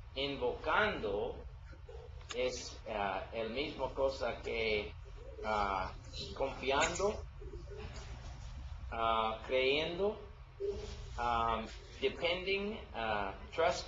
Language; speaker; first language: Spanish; non-native, learner; English